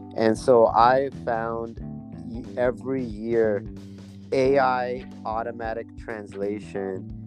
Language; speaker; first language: English; native; English